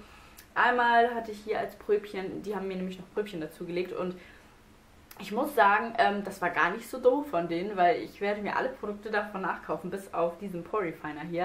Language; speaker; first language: German; native; German